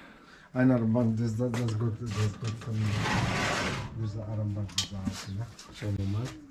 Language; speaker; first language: German; non-native, learner; Arabic